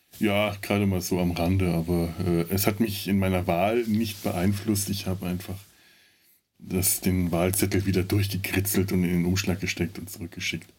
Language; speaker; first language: German; native; German